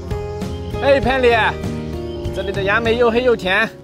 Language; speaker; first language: Chinese; native; Chinese